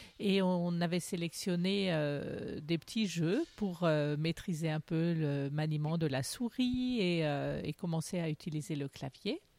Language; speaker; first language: French; native; French